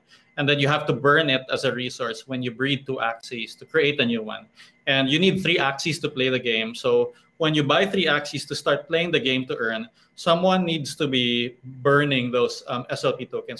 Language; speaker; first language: English; non-native, local second language; Filipino